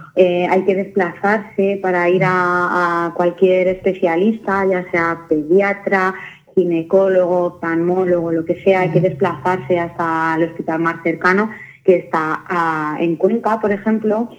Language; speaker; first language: Spanish; native; Spanish